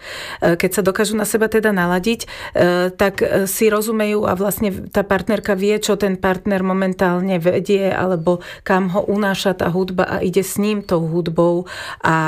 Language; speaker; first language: Slovak; native; Slovak